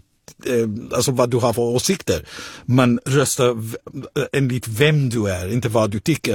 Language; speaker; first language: Swedish; non-native, fluent; Hebrew